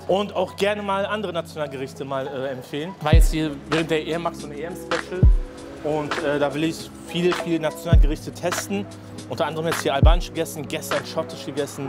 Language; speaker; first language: German; native; German